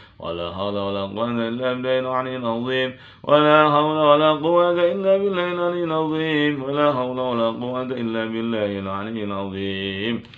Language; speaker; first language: Arabic; non-native, fluent; Indonesian